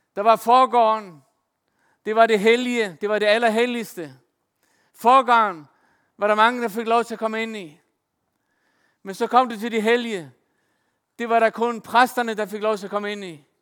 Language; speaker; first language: Danish; non-native, local second language; Faroese